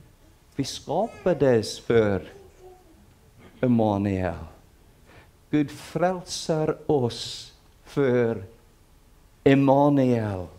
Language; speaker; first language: Swedish; non-native, fluent; English